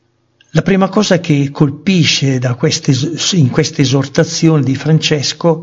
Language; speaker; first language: Italian; native; Italian